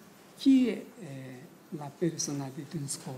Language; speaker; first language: Italian; non-native, fluent; Korean